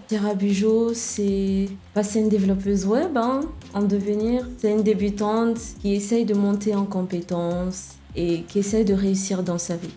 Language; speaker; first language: French; non-native, fluent; English